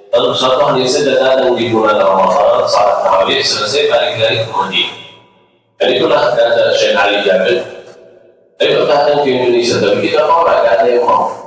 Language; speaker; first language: Indonesian; non-native, fluent; Arabic